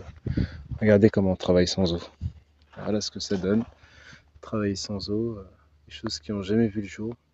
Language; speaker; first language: French; native; French